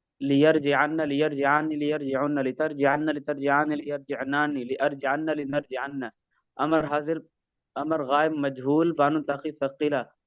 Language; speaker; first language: Arabic; non-native, learner; Urdu